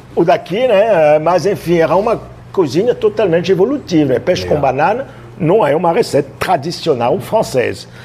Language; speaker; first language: Portuguese; non-native, fluent; French